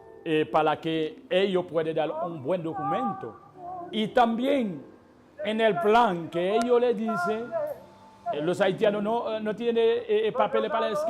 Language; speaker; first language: Spanish; non-native, learner; Haitian Creole